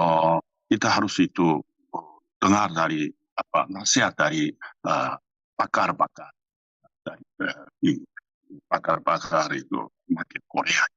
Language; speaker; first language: Indonesian; non-native, fluent; Korean